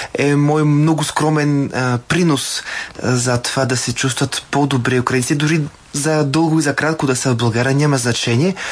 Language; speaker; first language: Bulgarian; non-native, fluent; French